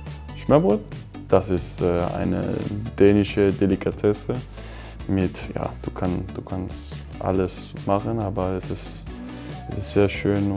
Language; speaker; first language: German; non-native, learner; Danish